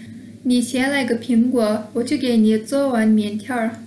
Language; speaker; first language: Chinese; non-native, fluent; Kyrgyz